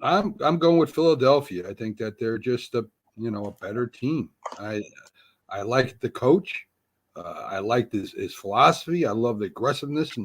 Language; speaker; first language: English; native; English